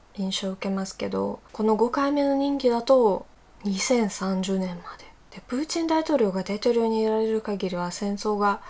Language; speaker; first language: Japanese; non-native, fluent; Russian